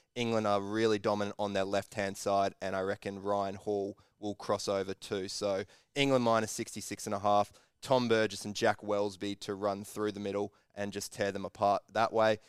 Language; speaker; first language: English; native; English